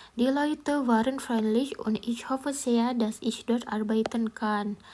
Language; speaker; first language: German; non-native, learner; Indonesian